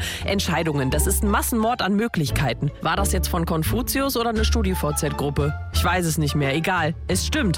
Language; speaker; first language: German; native; German